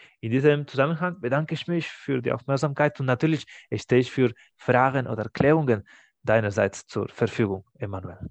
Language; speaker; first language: German; non-native, fluent; Spanish